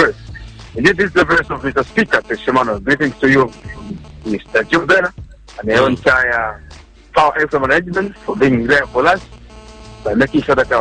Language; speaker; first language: English; non-native, local second language; Bemba